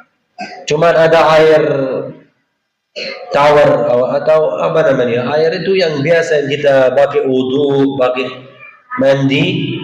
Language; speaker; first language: Indonesian; non-native, fluent; Arabic